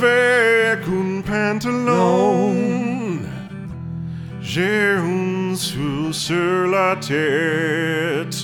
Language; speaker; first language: French; non-native, learner; English